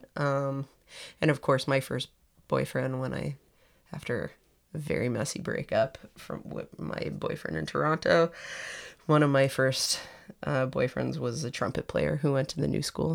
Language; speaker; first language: English; native; English